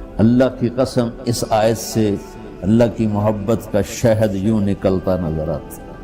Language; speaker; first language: Urdu; non-native, local second language; Punjabi